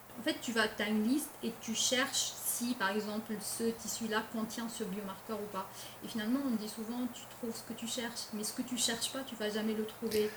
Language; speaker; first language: French; non-native, local second language; Arabic